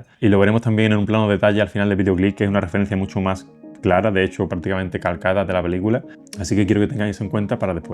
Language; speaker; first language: Spanish; native; Spanish